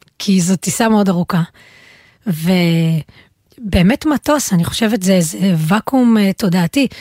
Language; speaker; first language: Hebrew; native; Hebrew